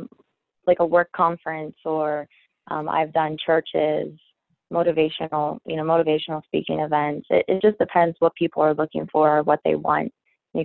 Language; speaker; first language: English; native; English